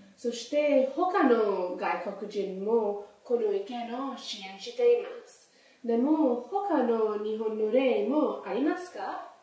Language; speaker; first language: Japanese; non-native, learner; English